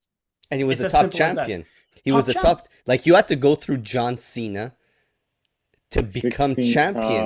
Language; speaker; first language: English; native; English